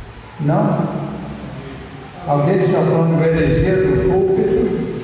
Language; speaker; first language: Portuguese; non-native, fluent; English